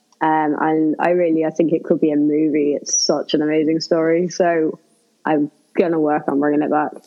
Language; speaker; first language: English; native; English